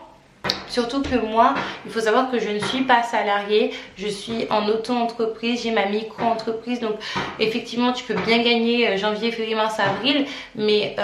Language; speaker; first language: French; native; French